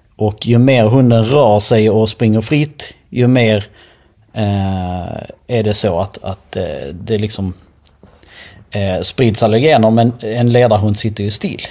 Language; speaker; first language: Swedish; early bilingual, other home language; Albanian